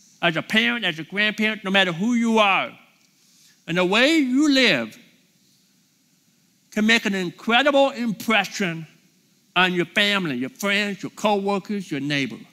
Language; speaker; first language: English; native; English